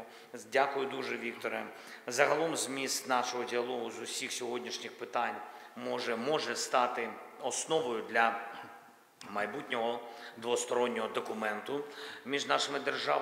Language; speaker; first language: Ukrainian; non-native, local second language; Russian